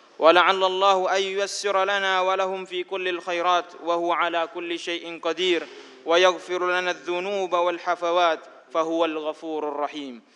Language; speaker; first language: Arabic; non-native, fluent; Indonesian